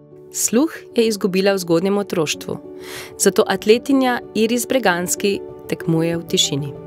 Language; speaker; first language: Slovenian; native; Slovenian